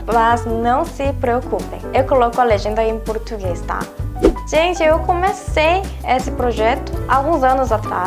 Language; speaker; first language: Portuguese; non-native, fluent; Korean